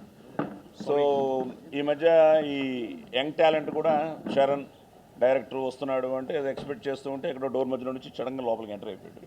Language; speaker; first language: Telugu; native; Telugu